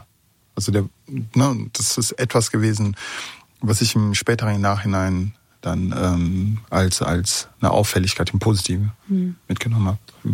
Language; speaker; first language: German; early bilingual, other home language; Kurdish